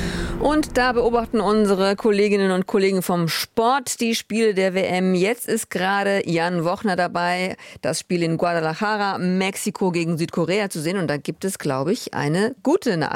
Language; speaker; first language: German; native; German